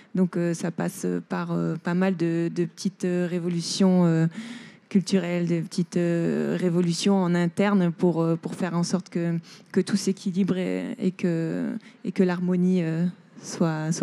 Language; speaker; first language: French; native; French